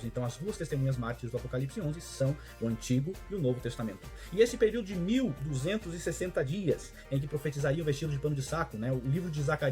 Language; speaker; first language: Portuguese; native; Portuguese